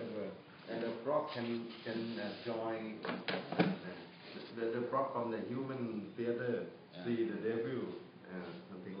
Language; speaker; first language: English; non-native, fluent; Thai